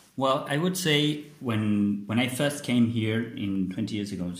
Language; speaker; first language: English; non-native, fluent; Spanish